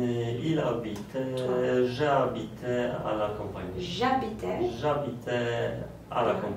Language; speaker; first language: French; non-native, learner; Polish